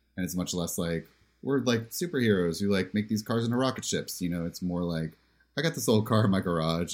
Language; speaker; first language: English; native; English